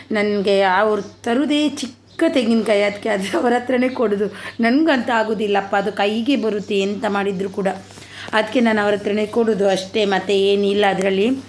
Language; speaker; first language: Kannada; non-native, local second language; Tulu